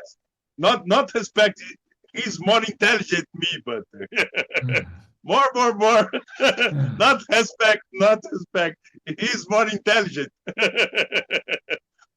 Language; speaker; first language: English; non-native, learner; Portuguese